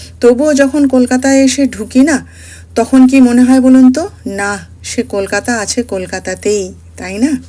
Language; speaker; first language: Bangla; early bilingual, other home language; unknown